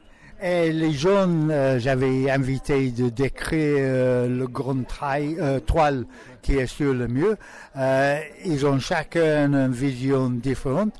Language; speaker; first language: French; non-native, learner; English